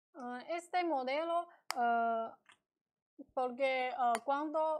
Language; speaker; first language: Spanish; non-native, learner; Chinese